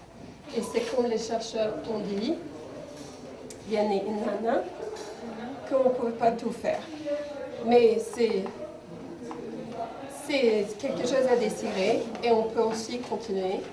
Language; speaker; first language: French; non-native, fluent; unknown